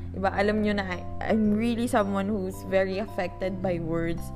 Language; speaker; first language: English; non-native, local second language; Filipino